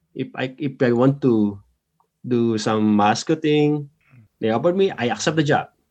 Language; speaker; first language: English; non-native, local second language; Filipino